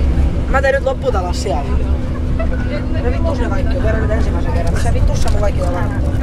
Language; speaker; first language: Finnish; native; Finnish